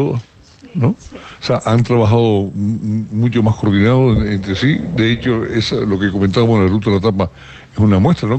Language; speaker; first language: Spanish; native; Spanish